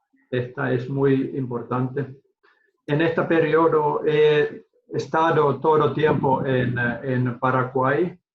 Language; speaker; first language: Spanish; non-native, learner; Finnish